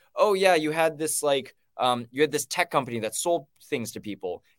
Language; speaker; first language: English; native; English